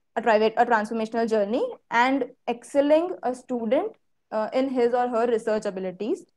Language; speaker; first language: English; non-native, local second language; Hindi